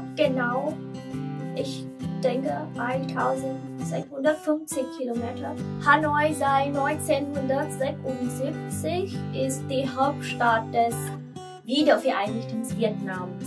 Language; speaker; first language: German; non-native, learner; Vietnamese